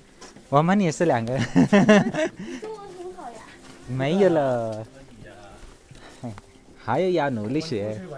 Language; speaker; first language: Chinese; non-native, learner; Hindi